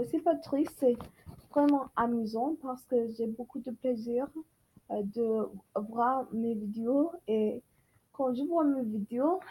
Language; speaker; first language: French; non-native, learner; English